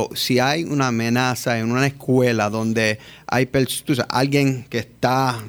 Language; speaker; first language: Spanish; early bilingual, heritage; Spanish